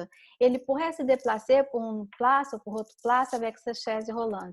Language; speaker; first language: French; non-native, learner; Portuguese